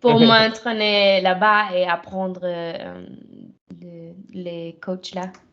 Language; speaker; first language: French; non-native, fluent; German